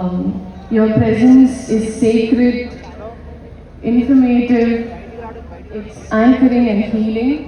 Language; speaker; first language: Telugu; non-native, fluent; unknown